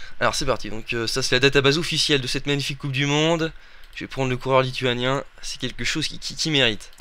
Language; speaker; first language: French; native; French